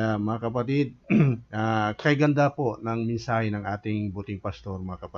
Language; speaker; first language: Filipino; native; Filipino